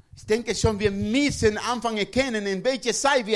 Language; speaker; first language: German; non-native, learner; Spanish